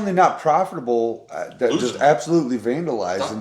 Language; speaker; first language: English; native; English